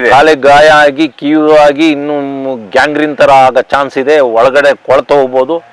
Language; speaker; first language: Kannada; native; Kannada